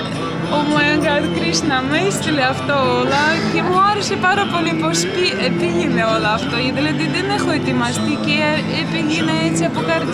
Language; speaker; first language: Greek; non-native, fluent; Ukrainian